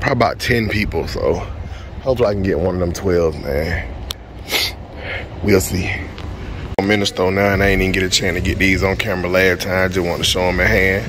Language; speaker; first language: English; native; English